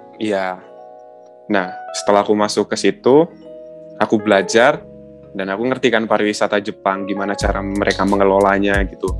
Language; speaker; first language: Indonesian; native; Indonesian